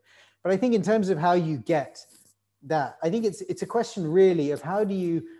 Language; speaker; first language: English; native; English